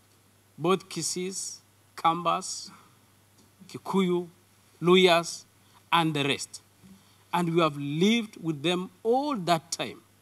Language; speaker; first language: English; non-native, local second language; Kalenjin